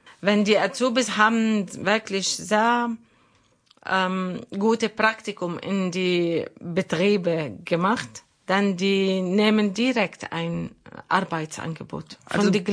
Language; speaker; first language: German; non-native, learner; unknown